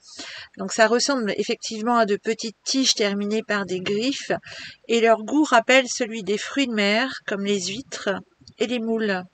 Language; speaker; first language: French; native; French